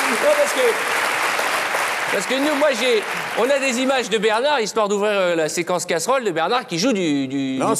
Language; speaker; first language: French; native; French